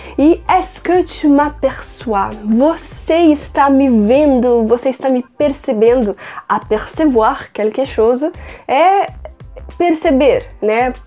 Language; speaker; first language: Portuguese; native; Portuguese